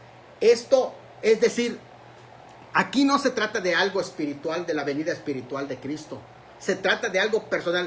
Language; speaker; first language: Spanish; native; Spanish